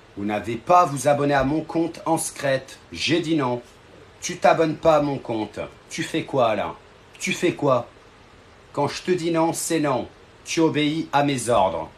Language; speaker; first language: French; native; French